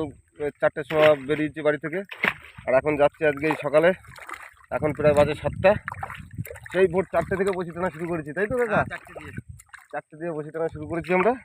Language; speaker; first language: Bangla; native; Bangla